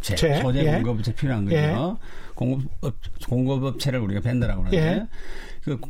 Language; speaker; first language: Korean; native; Korean